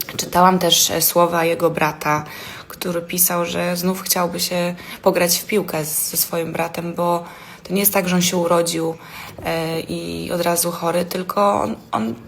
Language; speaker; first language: Polish; native; Polish